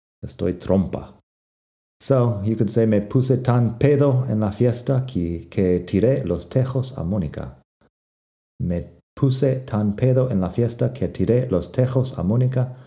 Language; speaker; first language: Spanish; non-native, fluent; English